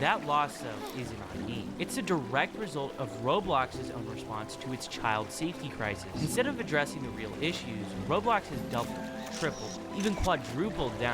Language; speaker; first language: English; native; English